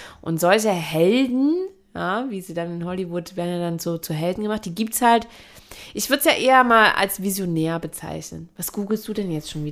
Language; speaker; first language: German; native; German